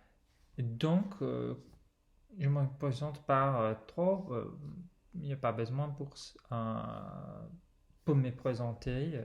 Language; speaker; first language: French; non-native, fluent; English